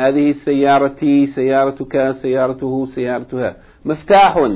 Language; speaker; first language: Arabic; non-native, fluent; English